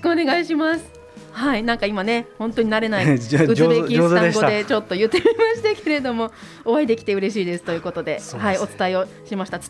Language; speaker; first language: Japanese; native; Japanese